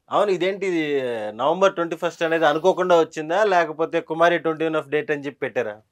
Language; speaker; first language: Telugu; native; Telugu